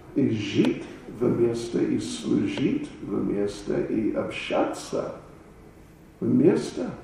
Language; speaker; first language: Russian; non-native, learner; English